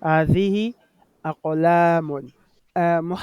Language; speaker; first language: Arabic; non-native, fluent; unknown